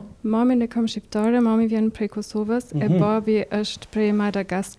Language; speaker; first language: Albanian; early bilingual, heritage; Albanian